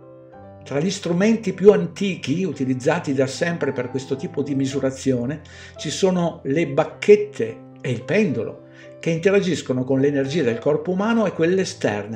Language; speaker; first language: Italian; native; Italian